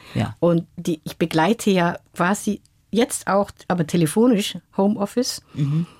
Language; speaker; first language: German; non-native, fluent; Somali